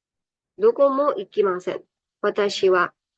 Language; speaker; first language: Japanese; non-native, fluent; Burmese